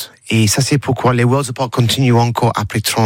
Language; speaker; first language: French; non-native, learner; English